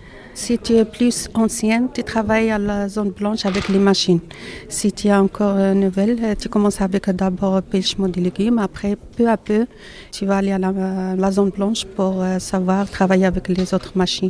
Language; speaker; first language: French; non-native, learner; Arabic